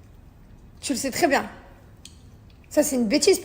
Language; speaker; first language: French; native; French